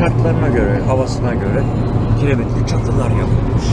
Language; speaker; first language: Turkish; native; Turkish